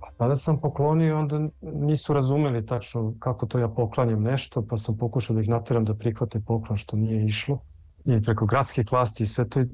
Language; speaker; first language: Serbian; early bilingual, heritage; Serbian